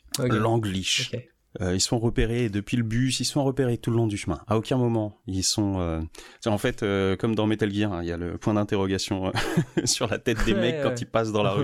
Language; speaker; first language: French; native; French